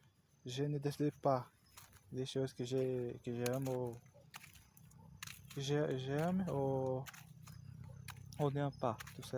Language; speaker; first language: French; non-native, learner; Portuguese